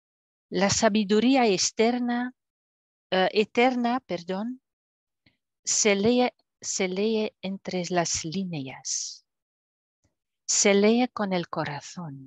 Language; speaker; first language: Spanish; non-native, fluent; French